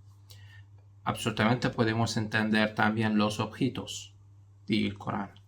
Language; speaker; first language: Spanish; non-native, fluent; Arabic